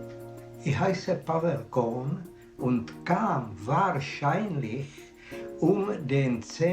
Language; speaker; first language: German; non-native, fluent; Czech